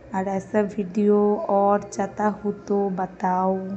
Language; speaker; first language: Hindi; non-native, local second language; Bangla